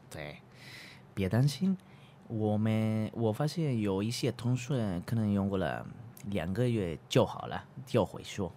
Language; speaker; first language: Chinese; non-native, learner; Spanish